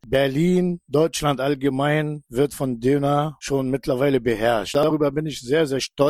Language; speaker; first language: German; non-native, fluent; Turkish